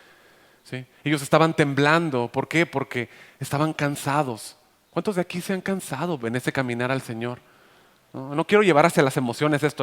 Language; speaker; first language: Spanish; native; Spanish